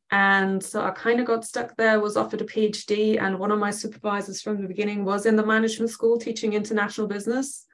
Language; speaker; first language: English; non-native, fluent; German